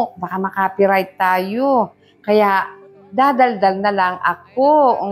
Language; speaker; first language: Filipino; non-native, local second language; Pampanga